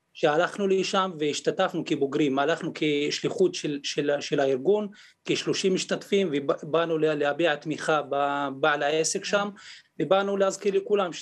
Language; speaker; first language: Hebrew; non-native, local second language; Arabic